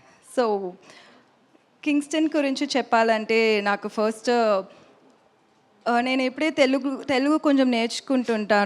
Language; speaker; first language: Telugu; non-native, learner; Tamil